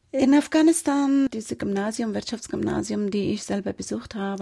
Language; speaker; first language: German; non-native, fluent; Persian